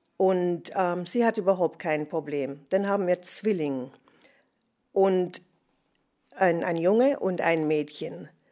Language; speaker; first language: German; non-native, fluent; English